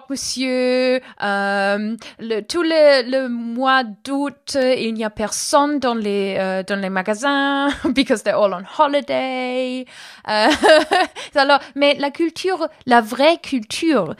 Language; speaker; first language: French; non-native, learner; German